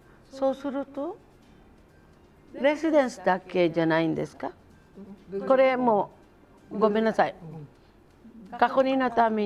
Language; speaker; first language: Japanese; non-native, fluent; Filipino